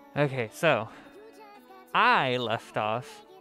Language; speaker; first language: English; native; English